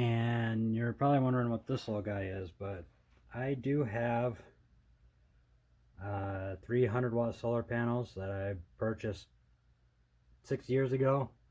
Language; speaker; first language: English; native; English